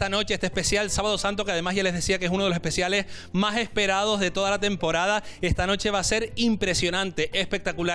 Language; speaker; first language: Spanish; native; Spanish